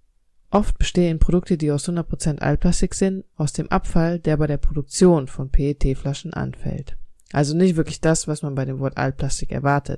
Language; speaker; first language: German; native; German